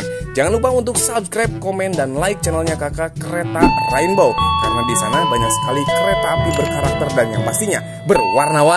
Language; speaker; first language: Indonesian; native; Indonesian